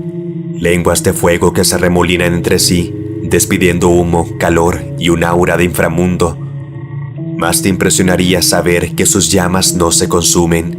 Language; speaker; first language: Spanish; native; Spanish